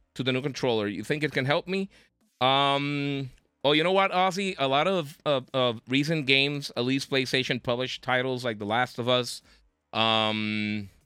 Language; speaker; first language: English; non-native, local second language; Spanish